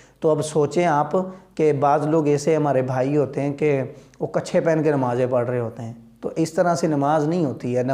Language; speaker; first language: Urdu; non-native, local second language; Punjabi